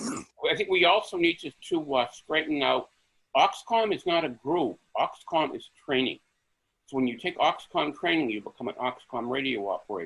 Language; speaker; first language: English; native; English